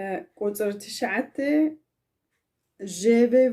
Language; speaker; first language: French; non-native, fluent; Tigrinya